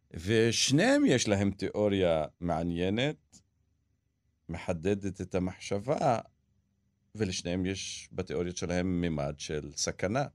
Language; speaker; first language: Hebrew; non-native, local second language; Arabic